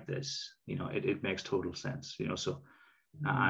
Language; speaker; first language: English; native; English